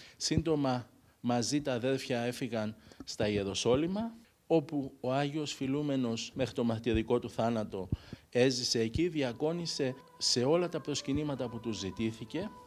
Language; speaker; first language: Greek; native; Greek